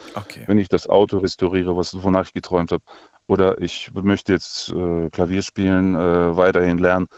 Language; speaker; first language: German; non-native, fluent; Russian